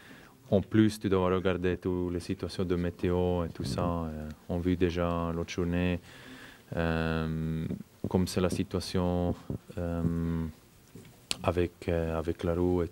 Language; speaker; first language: French; non-native, fluent; German